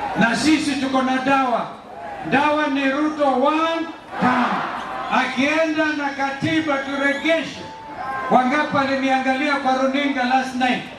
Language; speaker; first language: Swahili; non-native, local second language; Kamba